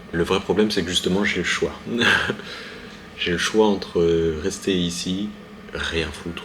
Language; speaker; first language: French; native; French